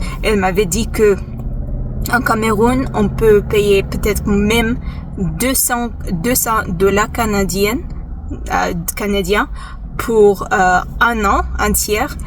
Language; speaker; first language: French; non-native, fluent; English